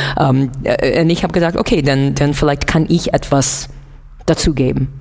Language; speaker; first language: German; non-native, fluent; English